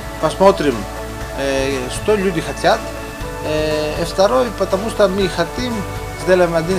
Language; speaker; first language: Russian; non-native, learner; Greek